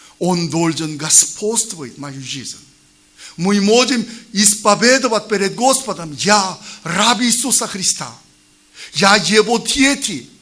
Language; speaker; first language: Russian; non-native, learner; Korean